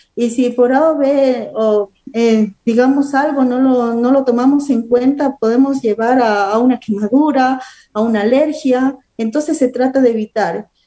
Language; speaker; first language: Spanish; native; Spanish